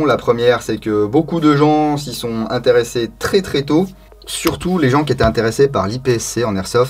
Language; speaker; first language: French; native; French